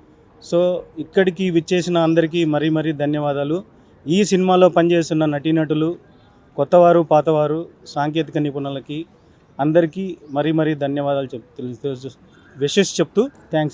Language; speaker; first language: Telugu; native; Telugu